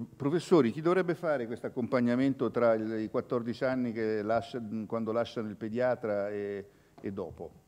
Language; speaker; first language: Italian; native; Italian